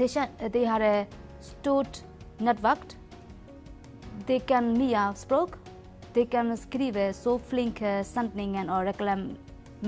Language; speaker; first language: Norwegian; non-native, learner; Burmese